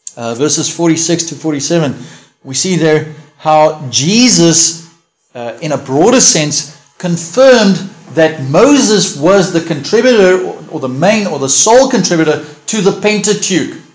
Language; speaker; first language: English; early bilingual, other home language; Afrikaans